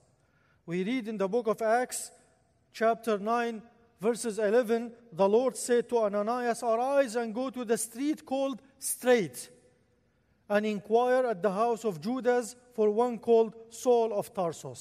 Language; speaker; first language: English; non-native, fluent; Arabic